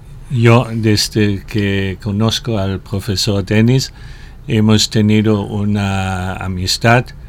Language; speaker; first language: Spanish; non-native, fluent; German